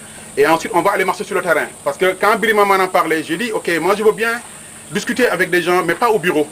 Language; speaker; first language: French; non-native, local second language; Wolof